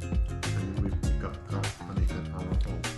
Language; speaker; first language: English; non-native, learner; Finnish